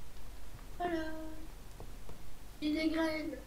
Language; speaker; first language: French; native; French